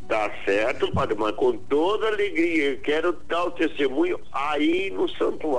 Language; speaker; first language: Portuguese; native; Portuguese